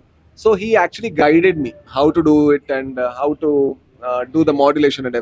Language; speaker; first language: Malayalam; non-native, learner; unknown